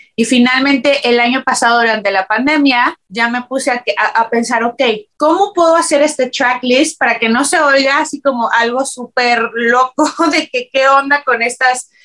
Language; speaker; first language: Spanish; native; Spanish